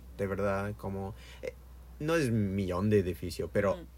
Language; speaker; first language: Spanish; non-native, learner; English